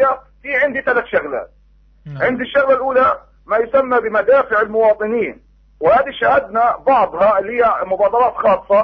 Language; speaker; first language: Arabic; native; Arabic